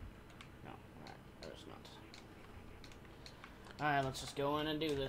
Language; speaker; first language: English; native; English